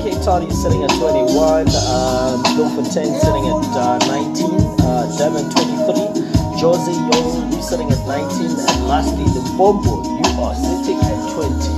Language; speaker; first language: English; non-native, local second language; Zulu